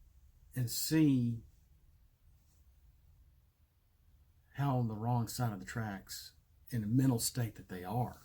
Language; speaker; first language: English; native; English